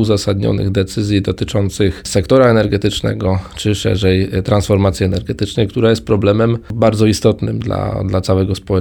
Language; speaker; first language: Polish; native; Polish